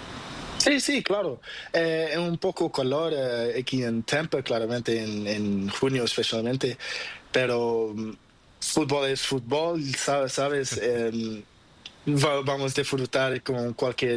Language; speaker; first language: Spanish; non-native, learner; Portuguese